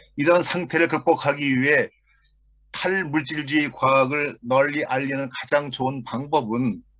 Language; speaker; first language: Korean; native; Korean